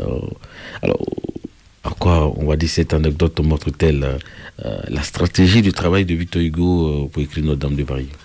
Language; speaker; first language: French; native; French